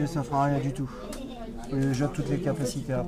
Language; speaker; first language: French; native; French